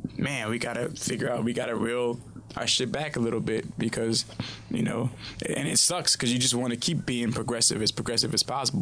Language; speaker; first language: English; native; English